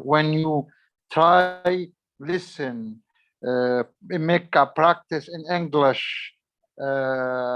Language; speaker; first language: English; non-native, learner; Arabic